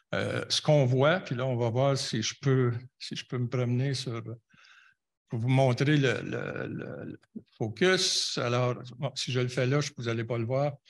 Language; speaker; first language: French; native; French